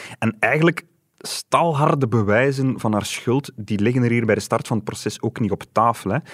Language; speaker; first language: Dutch; native; Dutch